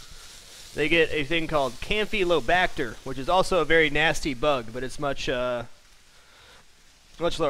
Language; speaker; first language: English; native; English